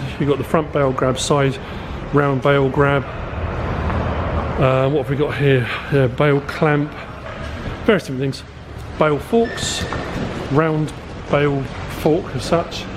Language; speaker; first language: English; native; English